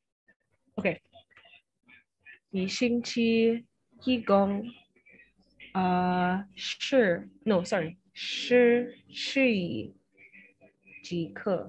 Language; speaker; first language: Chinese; non-native, learner; English